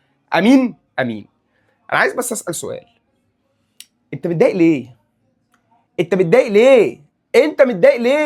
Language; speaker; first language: Arabic; native; Arabic